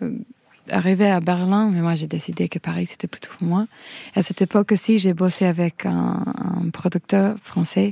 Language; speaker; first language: French; non-native, fluent; English